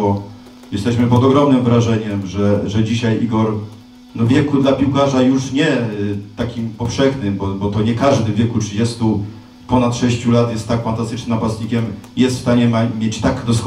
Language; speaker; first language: Polish; native; Polish